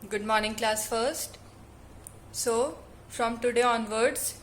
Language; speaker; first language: English; non-native, local second language; Hindi